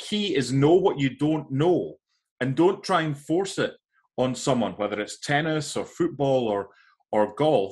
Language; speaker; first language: English; native; English